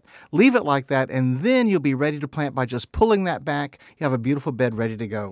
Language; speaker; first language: English; native; English